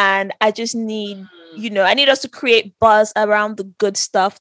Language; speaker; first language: English; non-native, local second language; Yoruba